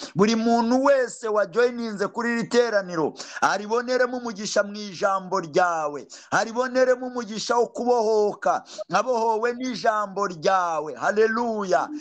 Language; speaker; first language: Kinyarwanda; native; Kinyarwanda